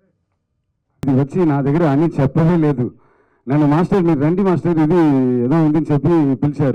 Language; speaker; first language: Telugu; non-native, fluent; Tamil